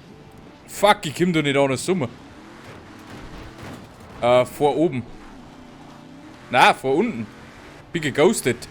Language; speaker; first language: German; native; German